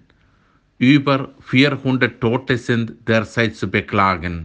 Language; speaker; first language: German; non-native, fluent; Malayalam